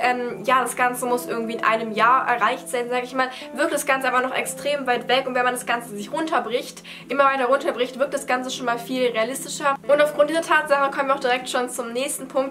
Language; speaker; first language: German; native; German